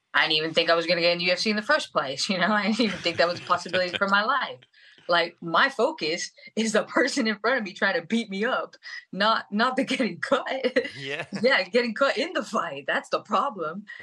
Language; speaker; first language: English; early bilingual, other home language; Spanish